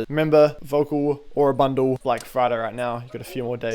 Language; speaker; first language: English; native; English